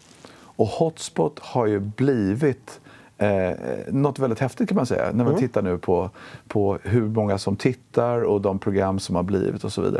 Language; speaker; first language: Swedish; native; Swedish